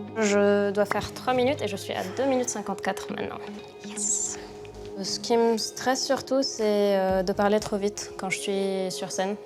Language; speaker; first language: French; non-native, local second language; Arabic